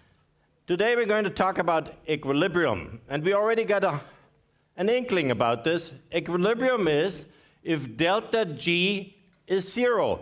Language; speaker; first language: English; non-native, fluent; German